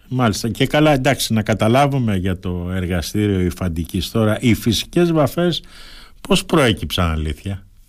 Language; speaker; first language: Greek; native; Greek